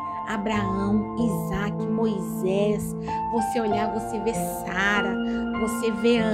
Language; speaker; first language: Portuguese; native; Portuguese